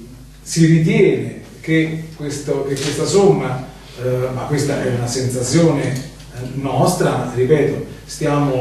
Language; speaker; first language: Italian; native; Italian